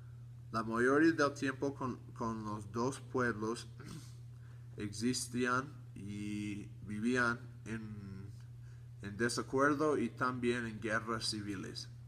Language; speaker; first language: Spanish; non-native, learner; English